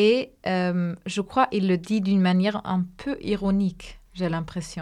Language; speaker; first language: French; non-native, fluent; Spanish